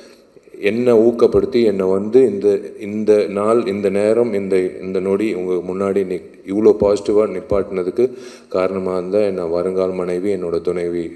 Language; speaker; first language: Tamil; native; Tamil